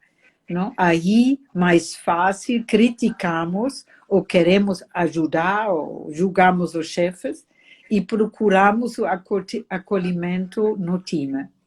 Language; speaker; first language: Portuguese; non-native, fluent; German